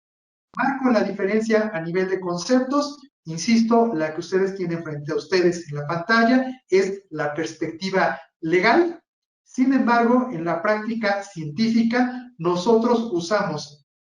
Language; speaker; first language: Spanish; native; Spanish